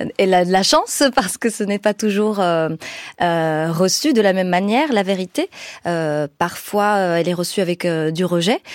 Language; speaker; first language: French; non-native, local second language; Arabic